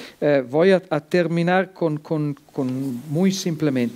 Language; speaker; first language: Spanish; non-native, fluent; Italian